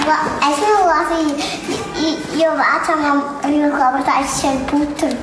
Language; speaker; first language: Latvian; early bilingual, heritage; Latvian